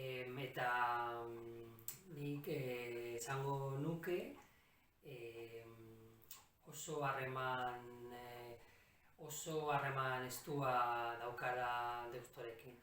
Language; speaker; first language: Basque; non-native, local second language; Catalan